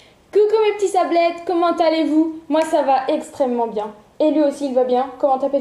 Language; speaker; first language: French; native; French